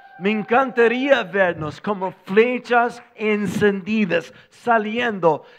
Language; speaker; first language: Spanish; non-native, fluent; English